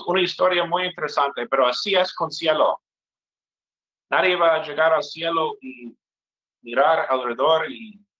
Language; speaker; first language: Spanish; non-native, fluent; English